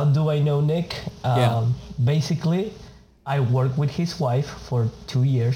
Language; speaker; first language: English; non-native, fluent; Spanish